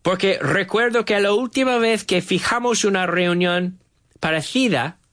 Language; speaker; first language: Spanish; non-native, learner; English